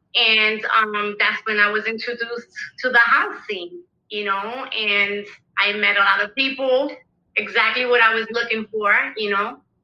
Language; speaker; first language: English; early bilingual, other home language; Spanish